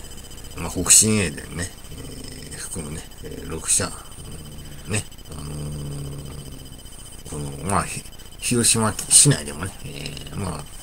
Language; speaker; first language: Japanese; native; Japanese